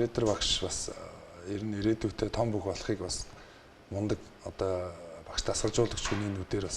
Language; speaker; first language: Mongolian; native; Mongolian